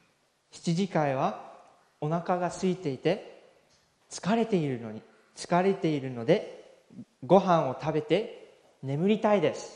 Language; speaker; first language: Japanese; non-native, fluent; English